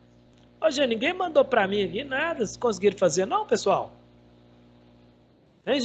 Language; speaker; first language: Portuguese; native; Portuguese